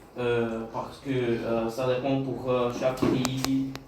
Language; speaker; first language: French; non-native, learner; Bulgarian